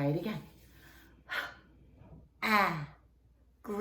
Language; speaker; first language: English; native; English